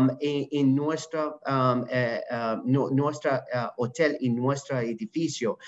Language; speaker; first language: Spanish; non-native, learner; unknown